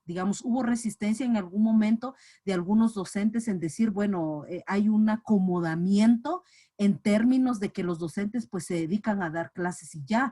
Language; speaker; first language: Spanish; native; Spanish